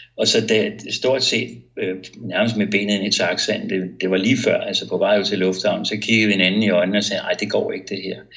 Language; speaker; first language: Danish; native; Danish